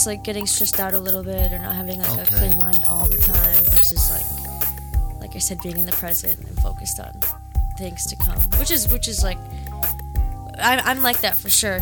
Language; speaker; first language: English; native; English